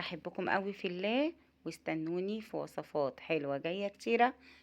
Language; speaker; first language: Arabic; native; Arabic